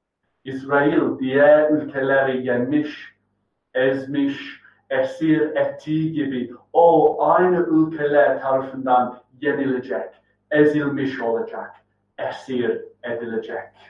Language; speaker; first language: Turkish; non-native, fluent; English